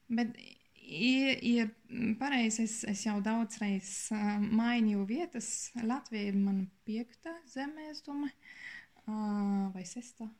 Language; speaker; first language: Latvian; non-native, learner; German